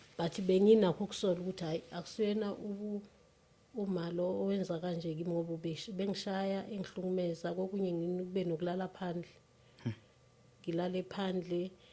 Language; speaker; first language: Zulu; native; Zulu